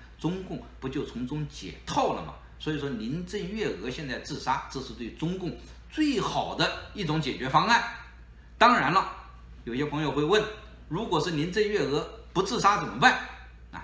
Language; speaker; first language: Chinese; native; Chinese